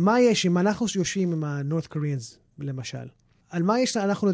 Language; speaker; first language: Hebrew; early bilingual, heritage; English